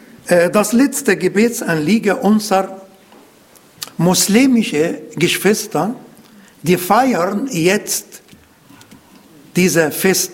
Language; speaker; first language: German; non-native, learner; Arabic